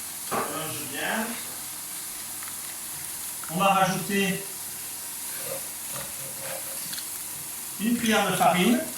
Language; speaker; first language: French; native; French